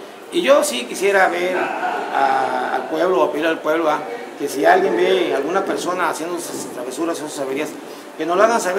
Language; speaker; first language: Spanish; native; Spanish